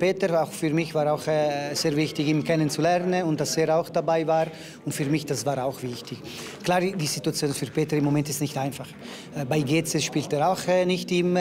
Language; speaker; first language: German; non-native, local second language; Italian